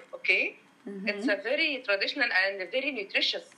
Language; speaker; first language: English; non-native, learner; Arabic